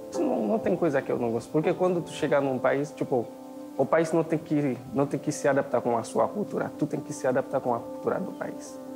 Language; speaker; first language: Portuguese; non-native, fluent; Haitian Creole